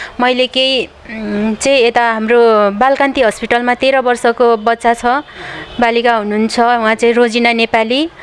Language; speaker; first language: Nepali; native; Nepali